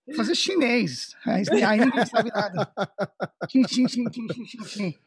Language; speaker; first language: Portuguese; non-native, fluent; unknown